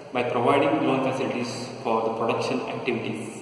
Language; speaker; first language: English; non-native, local second language; Kannada